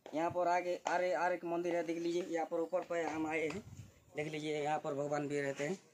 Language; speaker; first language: Hindi; non-native, local second language; Odia